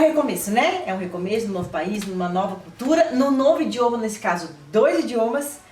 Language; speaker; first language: Portuguese; native; Portuguese